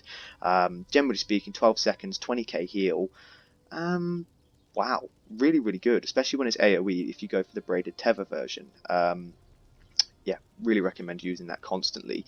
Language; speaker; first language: English; native; English